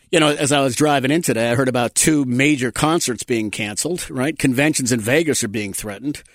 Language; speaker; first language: English; native; English